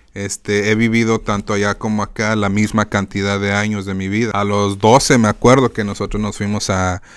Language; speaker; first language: Spanish; native; Spanish